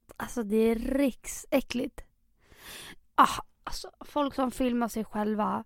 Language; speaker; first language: Swedish; early bilingual, other home language; Spanish